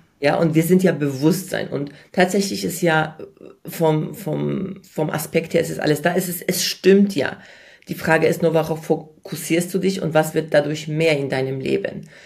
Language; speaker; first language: German; early bilingual, other home language; Polish